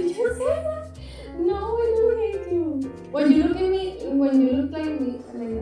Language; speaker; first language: English; non-native, learner; Spanish